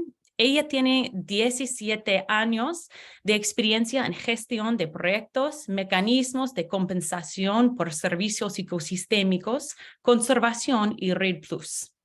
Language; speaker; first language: Spanish; non-native, learner; English